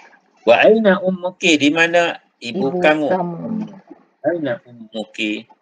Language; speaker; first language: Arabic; non-native, fluent; Malay